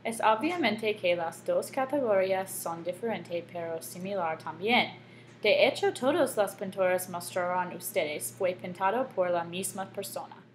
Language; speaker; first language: Spanish; non-native, learner; English